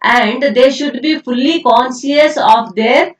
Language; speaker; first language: English; non-native, local second language; Kannada